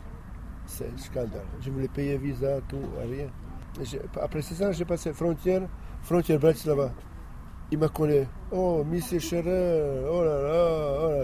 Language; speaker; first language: French; non-native, learner; Slovak